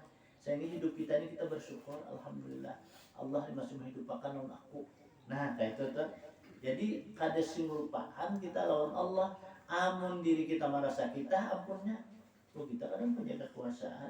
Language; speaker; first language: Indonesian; non-native, local second language; Banjar